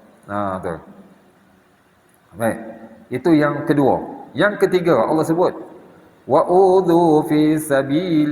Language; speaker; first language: Malay; native; Malay